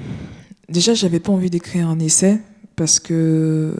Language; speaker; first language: French; native; French